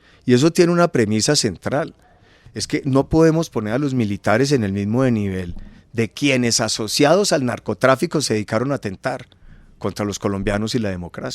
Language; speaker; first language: Spanish; native; Spanish